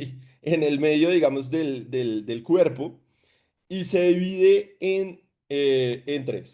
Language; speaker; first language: Spanish; native; Spanish